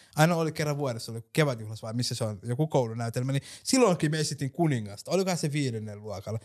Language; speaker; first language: Finnish; early bilingual, other home language; Somali